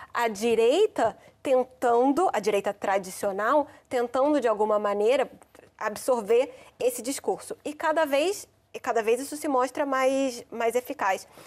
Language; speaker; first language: Portuguese; native; Portuguese